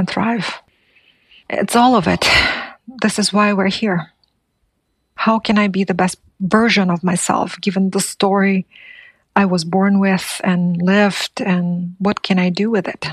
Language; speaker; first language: English; non-native, fluent; Buriat